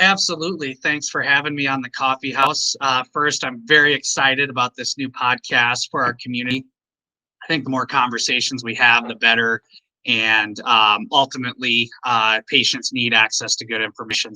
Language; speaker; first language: English; native; English